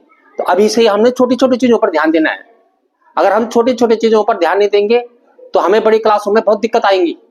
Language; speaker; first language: Hindi; native; Hindi